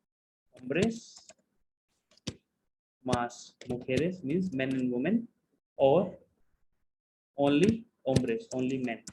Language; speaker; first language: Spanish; non-native, fluent; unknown